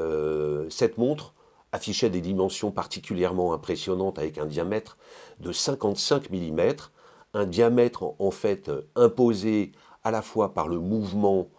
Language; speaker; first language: French; native; French